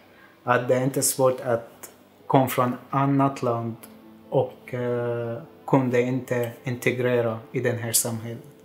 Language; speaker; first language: Swedish; non-native, fluent; Arabic